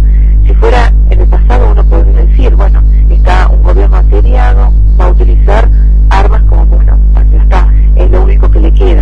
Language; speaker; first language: Spanish; early bilingual, other home language; Arabic